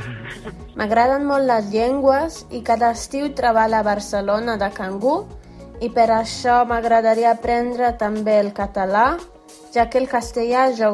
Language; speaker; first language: Catalan; non-native, learner; Slovenian